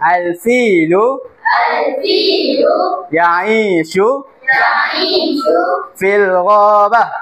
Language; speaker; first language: Arabic; non-native, learner; Malay